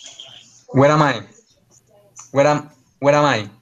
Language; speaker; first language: English; non-native, learner; Spanish